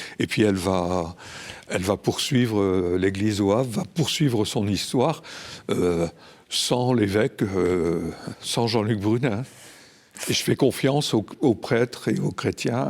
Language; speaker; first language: French; native; French